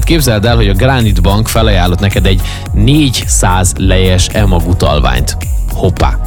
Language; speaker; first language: Hungarian; native; Hungarian